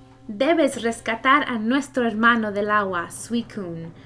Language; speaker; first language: Spanish; early bilingual, heritage; Spanish